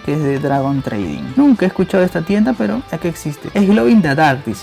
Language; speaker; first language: Spanish; native; Spanish